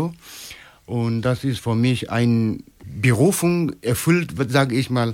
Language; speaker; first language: German; non-native, fluent; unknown